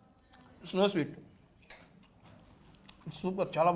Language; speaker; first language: Telugu; native; Telugu